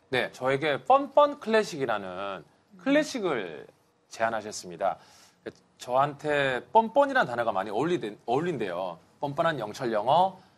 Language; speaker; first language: Korean; native; Korean